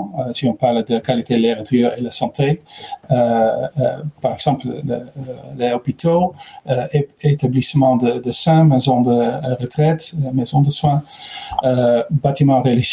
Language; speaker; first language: French; non-native, learner; Dutch